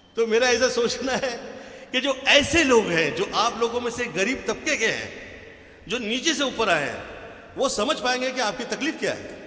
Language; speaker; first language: Hindi; non-native, local second language; Marathi